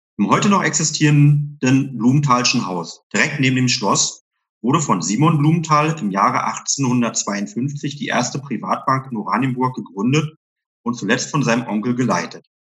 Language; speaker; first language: German; native; German